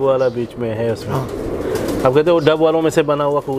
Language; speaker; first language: Urdu; native; Urdu